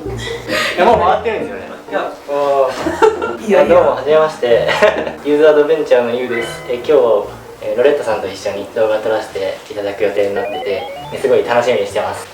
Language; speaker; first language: Japanese; native; Japanese